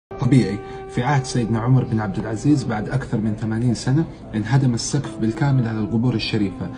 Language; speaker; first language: Arabic; native; Arabic